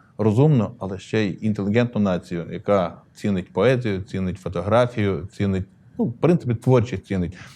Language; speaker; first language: Ukrainian; native; Ukrainian